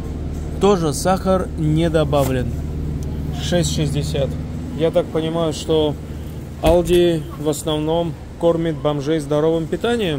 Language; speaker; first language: Russian; native; Russian